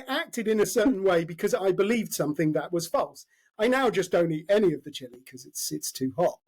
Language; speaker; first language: English; native; English